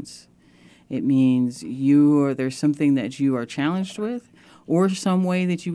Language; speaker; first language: English; native; English